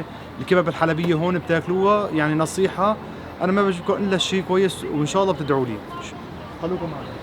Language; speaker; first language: Arabic; native; Arabic